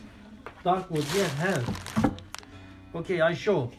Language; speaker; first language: English; non-native, learner; Turkish